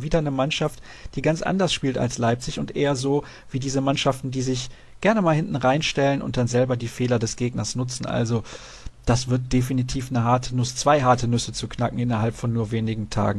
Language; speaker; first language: German; native; German